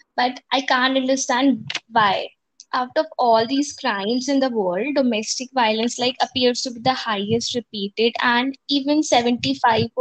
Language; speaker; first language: English; non-native, local second language; Hindi